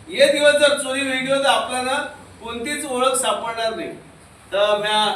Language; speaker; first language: Marathi; non-native, local second language; Rajasthani